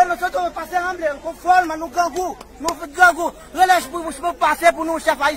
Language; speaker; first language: Portuguese; non-native, learner; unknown